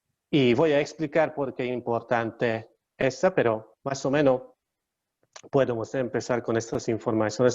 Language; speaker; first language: Spanish; non-native, learner; Hungarian